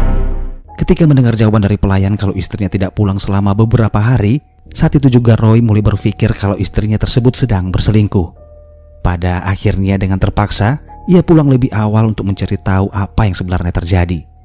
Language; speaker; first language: Indonesian; native; Indonesian